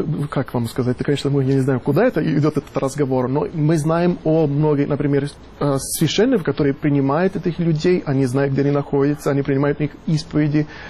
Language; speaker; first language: Russian; non-native, fluent; Italian